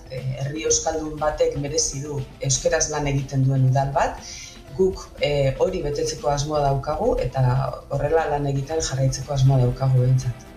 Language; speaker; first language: Basque; native; Basque